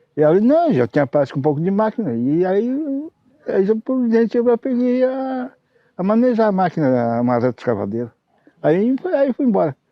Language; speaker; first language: Portuguese; non-native, local second language; Low German